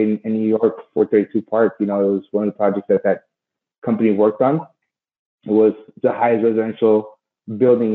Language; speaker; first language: English; native; English